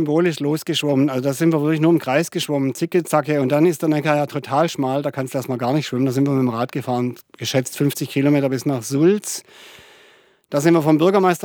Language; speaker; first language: German; native; German